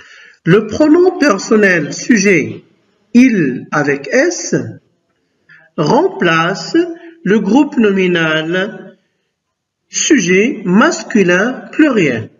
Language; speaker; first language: French; non-native, local second language; Arabic